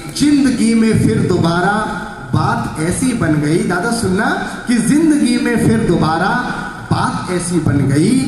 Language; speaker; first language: Hindi; native; Hindi